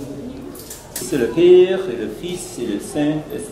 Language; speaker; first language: French; non-native, learner; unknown